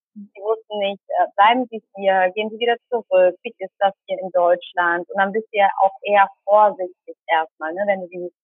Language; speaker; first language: German; early bilingual, other home language; Tamil